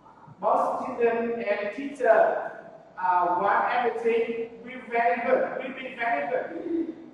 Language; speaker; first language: English; non-native, learner; Vietnamese